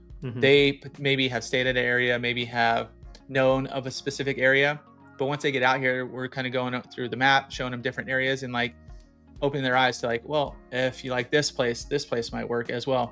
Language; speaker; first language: English; native; English